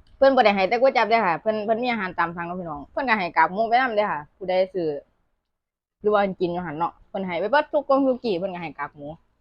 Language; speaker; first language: Thai; native; Thai